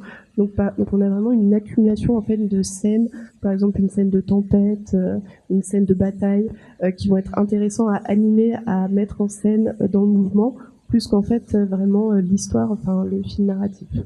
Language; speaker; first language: French; native; French